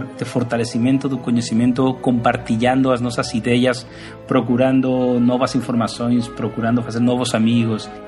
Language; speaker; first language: Portuguese; non-native, learner; Spanish